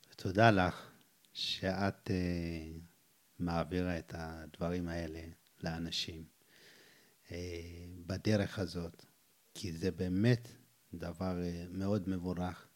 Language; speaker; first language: Hebrew; non-native, fluent; Amharic